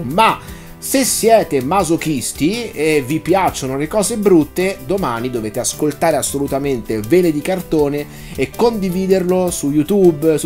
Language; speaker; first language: Italian; native; Italian